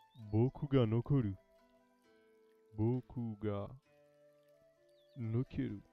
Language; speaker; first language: Japanese; non-native, learner; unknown